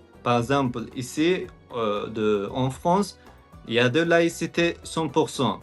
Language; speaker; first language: French; non-native, learner; Azerbaijani